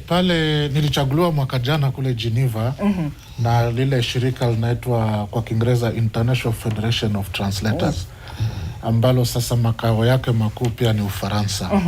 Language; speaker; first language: Swahili; non-native, local second language; Giryama